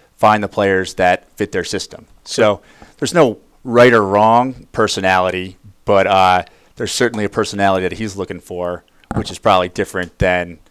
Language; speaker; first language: English; native; English